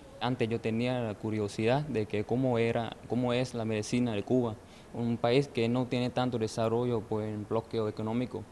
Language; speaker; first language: Spanish; non-native, fluent; Vietnamese